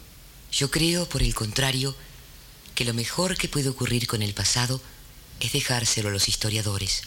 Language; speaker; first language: Spanish; native; Spanish